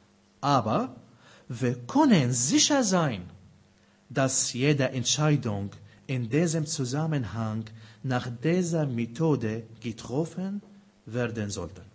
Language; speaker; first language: German; non-native, fluent; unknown